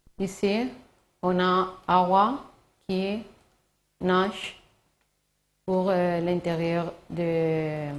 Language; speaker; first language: French; non-native, learner; Spanish